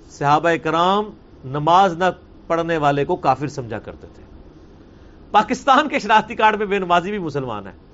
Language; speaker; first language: Urdu; non-native, local second language; Punjabi